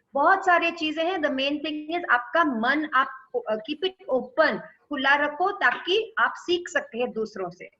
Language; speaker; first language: Hindi; non-native, local second language; Tamil